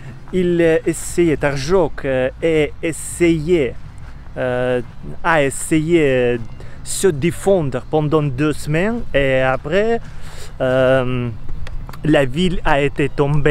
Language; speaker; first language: French; non-native, learner; Russian